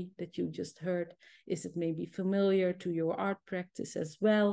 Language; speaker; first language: English; non-native, fluent; Dutch